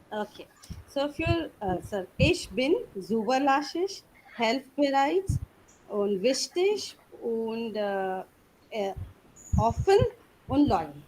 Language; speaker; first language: German; non-native, learner; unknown